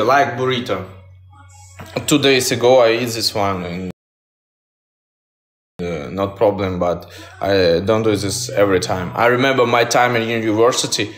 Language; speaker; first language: English; non-native, learner; Russian